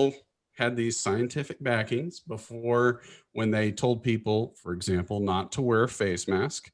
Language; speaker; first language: English; native; English